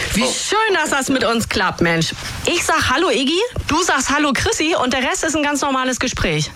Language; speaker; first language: German; native; German